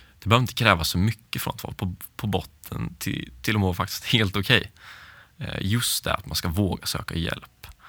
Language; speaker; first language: Swedish; native; Swedish